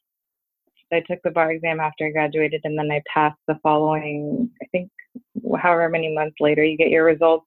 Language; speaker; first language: English; native; English